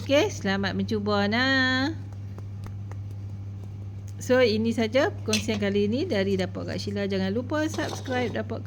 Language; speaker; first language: Malay; native; Malay